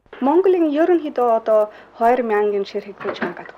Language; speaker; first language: Mongolian; non-native, fluent; English